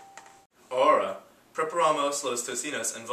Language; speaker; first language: Spanish; non-native, learner; English